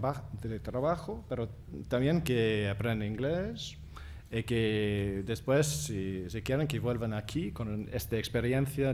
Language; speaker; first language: Spanish; non-native, fluent; English